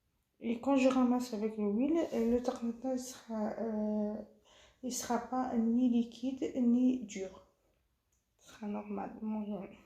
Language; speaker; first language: French; non-native, local second language; Arabic